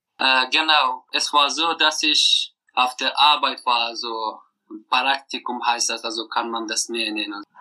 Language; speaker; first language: German; non-native, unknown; Persian